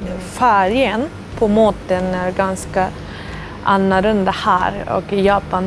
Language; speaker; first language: Swedish; non-native, learner; Japanese